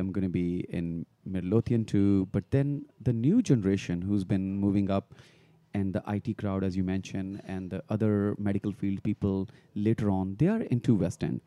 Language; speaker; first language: English; non-native, local second language; Punjabi